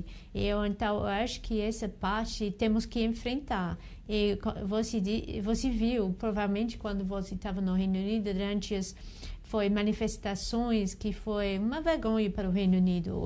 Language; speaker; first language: Portuguese; non-native, fluent; English